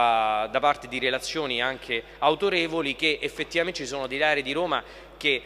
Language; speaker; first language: Italian; native; Italian